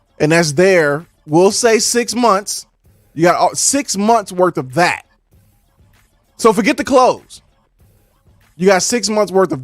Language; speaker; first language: English; native; English